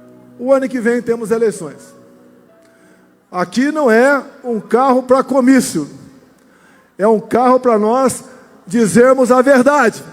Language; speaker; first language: Portuguese; native; Portuguese